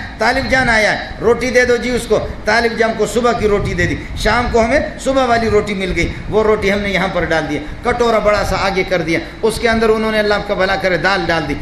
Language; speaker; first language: Urdu; non-native, local second language; Brahui